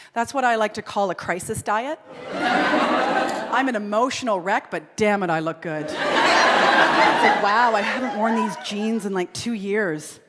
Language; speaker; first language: English; native; English